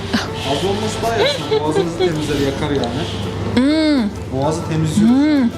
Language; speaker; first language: Turkish; native; Turkish